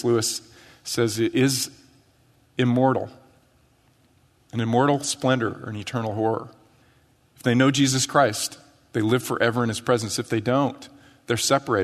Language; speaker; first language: English; native; English